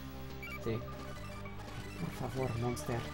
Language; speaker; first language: Spanish; non-native, learner; English